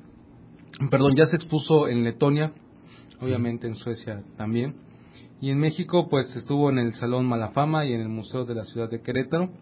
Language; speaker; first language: Spanish; native; Spanish